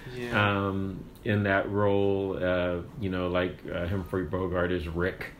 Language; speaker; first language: English; native; English